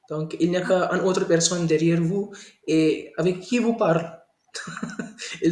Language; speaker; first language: French; non-native, learner; Hindi